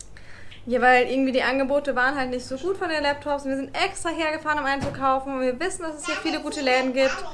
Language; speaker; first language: German; native; German